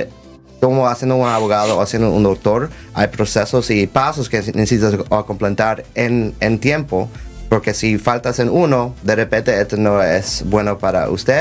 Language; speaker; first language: Spanish; early bilingual, heritage; Spanish